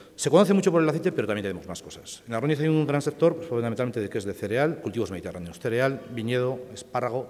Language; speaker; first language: Spanish; native; Spanish